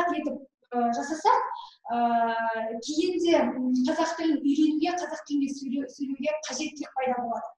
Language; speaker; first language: Kazakh; non-native, local second language; Russian